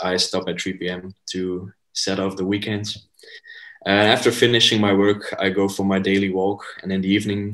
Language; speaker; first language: English; non-native, fluent; Dutch